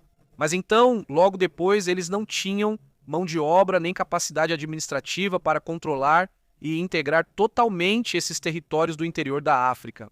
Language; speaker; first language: Portuguese; native; Portuguese